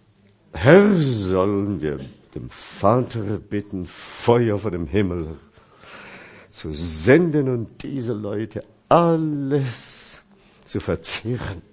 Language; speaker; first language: German; non-native, fluent; Chinese